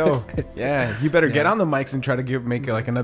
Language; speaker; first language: English; early bilingual, other home language; Spanish